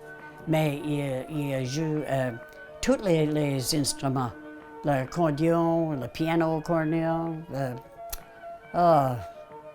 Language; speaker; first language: French; non-native, local second language; English